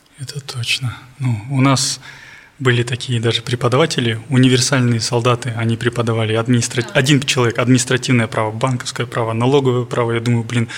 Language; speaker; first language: Russian; non-native, local second language; Kazakh